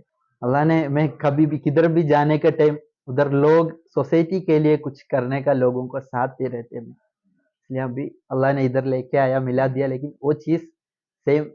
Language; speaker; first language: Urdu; non-native, local second language; Malayalam